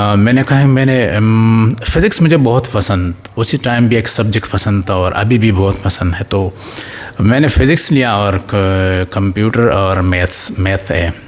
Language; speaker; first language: Urdu; non-native, local second language; Pashto